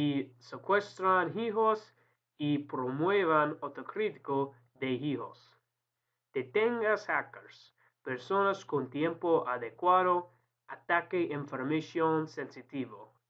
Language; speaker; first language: Spanish; non-native, learner; English